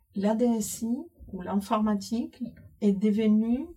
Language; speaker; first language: French; non-native, fluent; Spanish